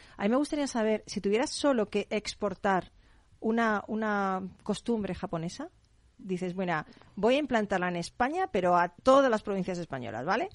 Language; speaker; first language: Spanish; native; Spanish